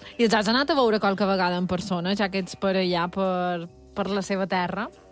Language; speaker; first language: Catalan; native; Catalan